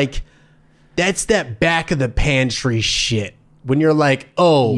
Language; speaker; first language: English; native; English